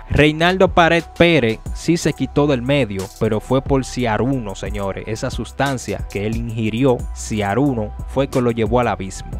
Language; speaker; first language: Spanish; native; Spanish